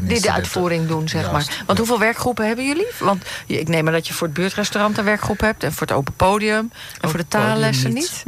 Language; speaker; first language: Dutch; native; Dutch